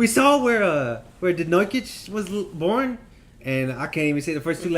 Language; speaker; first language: English; native; English